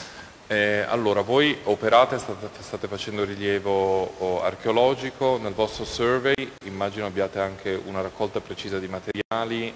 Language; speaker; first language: Italian; native; Italian